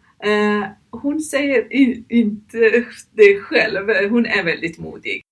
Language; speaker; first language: Swedish; non-native, fluent; Persian